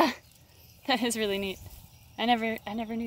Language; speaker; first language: English; native; English